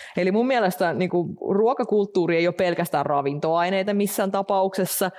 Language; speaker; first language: Finnish; non-native, fluent; Russian